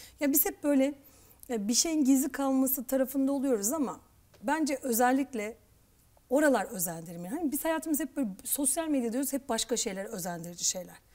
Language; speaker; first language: Turkish; native; Turkish